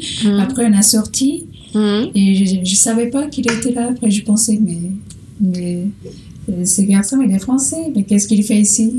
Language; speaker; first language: French; non-native, learner; Portuguese